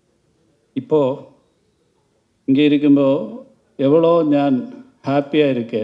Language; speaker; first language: Tamil; non-native, learner; Malayalam